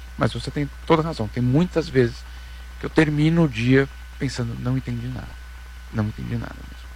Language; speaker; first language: Portuguese; native; Portuguese